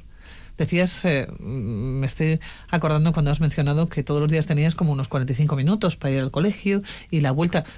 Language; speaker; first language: Spanish; native; Spanish